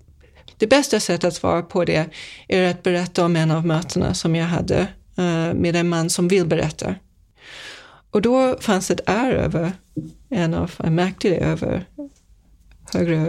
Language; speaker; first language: Swedish; non-native, fluent; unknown